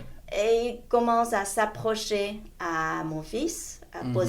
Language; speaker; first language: French; non-native, fluent; Chinese